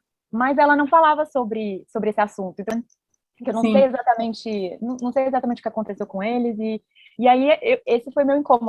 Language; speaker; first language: Portuguese; native; Portuguese